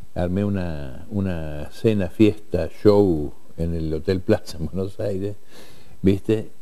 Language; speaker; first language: Spanish; native; Spanish